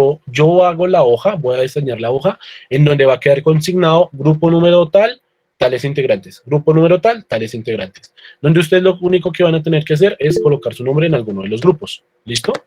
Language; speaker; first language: Spanish; native; Spanish